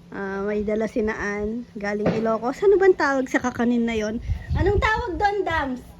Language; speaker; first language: Filipino; native; Filipino